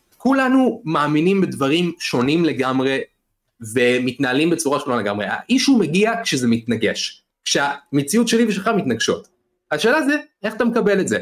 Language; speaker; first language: Hebrew; native; Hebrew